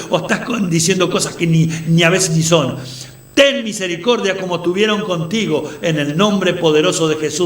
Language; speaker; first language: Spanish; native; Spanish